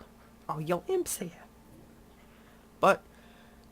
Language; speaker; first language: English; native; English